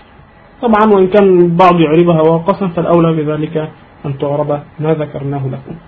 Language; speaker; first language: Arabic; native; Arabic